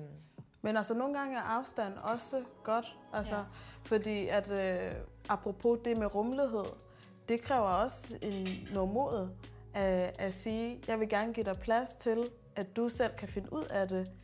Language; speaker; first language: Danish; native; Danish